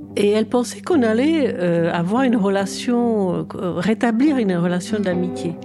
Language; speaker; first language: French; early bilingual, other home language; Czech